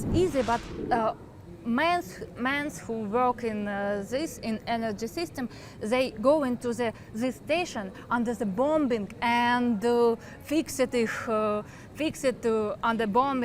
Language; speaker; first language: English; non-native, learner; Ukrainian